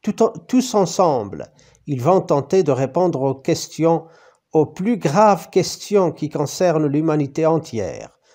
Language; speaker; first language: French; non-native, local second language; Arabic